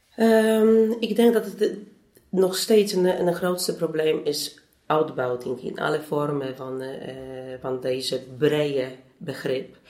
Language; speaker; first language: Dutch; non-native, fluent; Polish